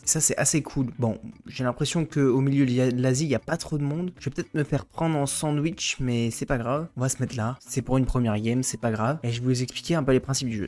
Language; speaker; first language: French; native; French